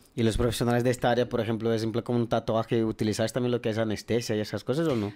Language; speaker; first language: Spanish; non-native, fluent; Portuguese